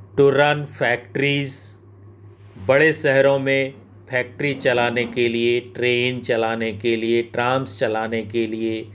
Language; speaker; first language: Hindi; native; Hindi